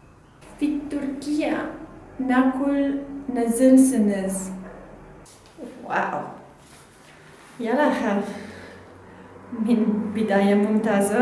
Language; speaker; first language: Arabic; non-native, learner; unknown